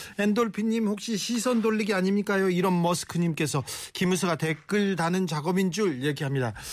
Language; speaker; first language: Korean; native; Korean